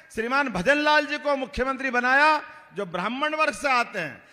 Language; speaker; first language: Hindi; native; Hindi